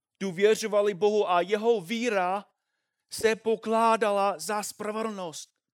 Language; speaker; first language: Czech; non-native, fluent; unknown